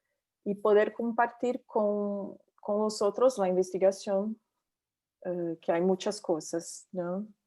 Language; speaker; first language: Spanish; non-native, learner; Portuguese